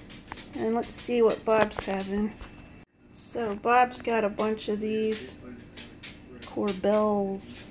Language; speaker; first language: English; native; English